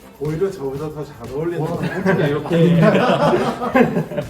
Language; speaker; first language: Korean; native; Korean